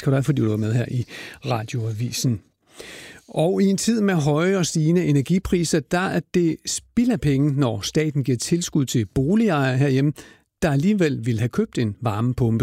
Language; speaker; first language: Danish; native; Danish